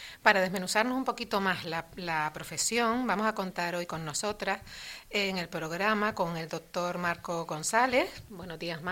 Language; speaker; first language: Spanish; native; Spanish